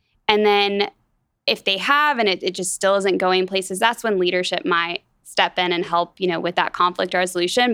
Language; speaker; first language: English; native; English